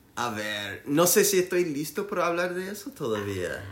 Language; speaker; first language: Spanish; non-native, learner; English